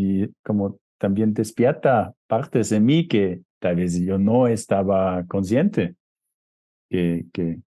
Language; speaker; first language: Spanish; non-native, fluent; German